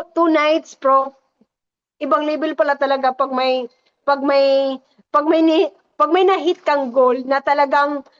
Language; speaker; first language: Filipino; non-native, local second language; Cebuano